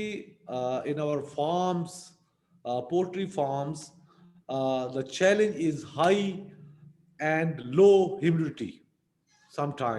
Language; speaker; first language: English; non-native, local second language; Urdu